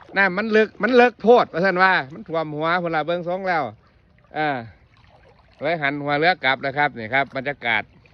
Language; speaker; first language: Thai; native; Thai